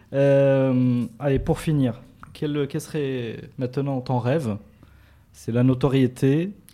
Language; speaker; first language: French; non-native, local second language; Arabic